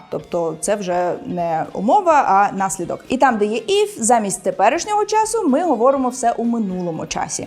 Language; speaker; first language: Ukrainian; non-native, local second language; Russian